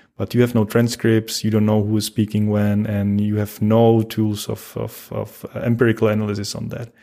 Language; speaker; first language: English; non-native, fluent; Czech